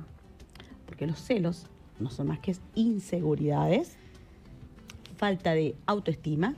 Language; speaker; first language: Spanish; native; Spanish